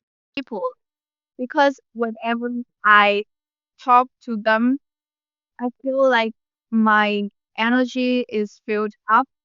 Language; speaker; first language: English; non-native, learner; Vietnamese